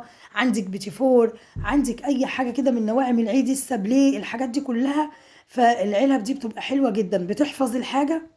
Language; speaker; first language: Arabic; native; Arabic